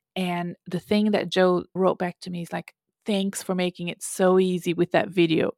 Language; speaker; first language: English; non-native, fluent; Portuguese